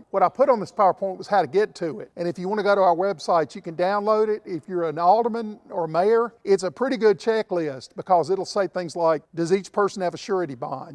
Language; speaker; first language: English; native; English